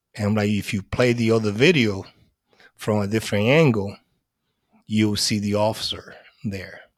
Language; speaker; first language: English; early bilingual, other home language; Spanish